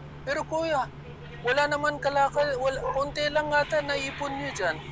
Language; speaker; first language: Filipino; non-native, learner; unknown